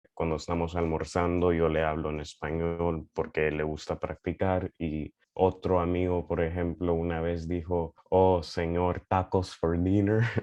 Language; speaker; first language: Spanish; early bilingual, heritage; Spanish